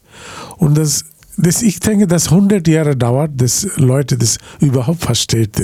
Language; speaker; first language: German; non-native, learner; Bangla